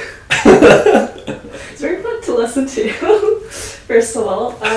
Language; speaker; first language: English; early bilingual, other home language; Korean